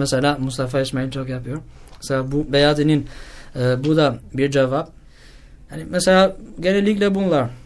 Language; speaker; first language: Turkish; non-native, learner; Albanian